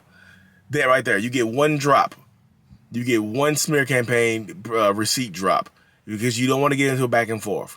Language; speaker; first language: English; native; English